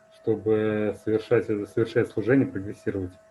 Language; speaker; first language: Russian; native; Russian